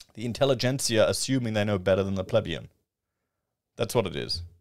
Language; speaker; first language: English; native; English